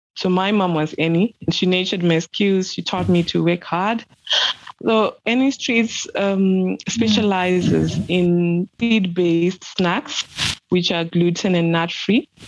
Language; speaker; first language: English; non-native, local second language; Shona